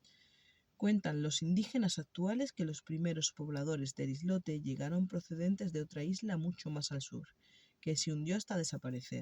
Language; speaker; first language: Spanish; native; Spanish